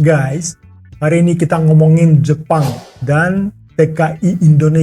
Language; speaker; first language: Indonesian; non-native, fluent; Russian